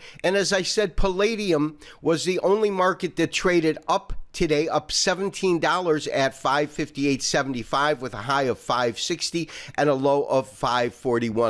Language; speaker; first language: English; native; English